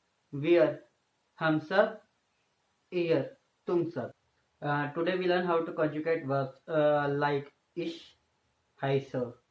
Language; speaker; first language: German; non-native, learner; Hindi